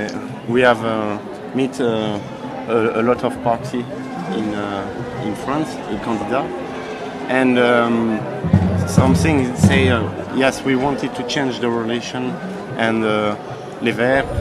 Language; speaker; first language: English; non-native, learner; French